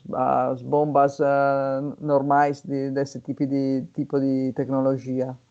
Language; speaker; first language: Portuguese; non-native, fluent; Italian